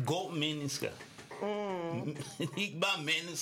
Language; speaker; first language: Danish; non-native, fluent; French